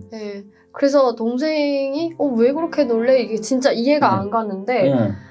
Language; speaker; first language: Korean; non-native, fluent; Burmese